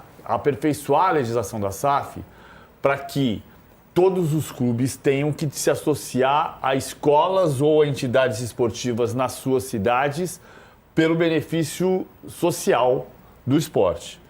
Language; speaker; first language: Portuguese; native; Portuguese